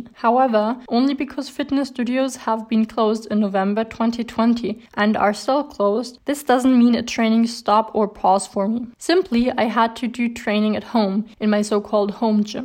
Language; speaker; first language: English; non-native, fluent; German